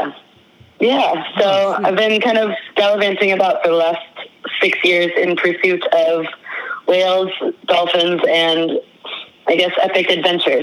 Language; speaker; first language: English; native; English